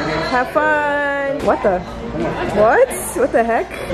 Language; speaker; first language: English; early bilingual, other home language; Spanish